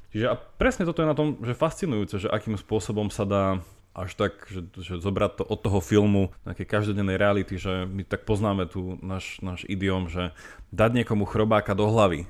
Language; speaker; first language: Slovak; native; Slovak